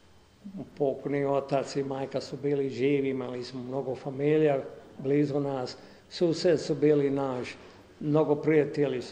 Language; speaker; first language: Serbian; early bilingual, heritage; Serbian